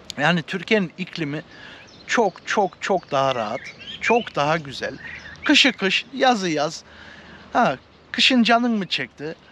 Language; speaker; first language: Turkish; early bilingual, heritage; Turkish